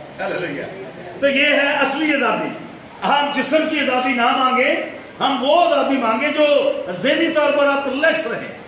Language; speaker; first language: Urdu; non-native, local second language; Punjabi